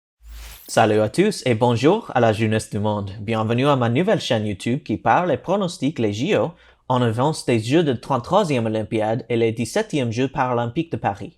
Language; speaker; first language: French; non-native, learner; English